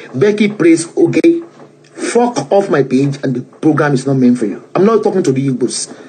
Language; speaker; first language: English; non-native, local second language; Yoruba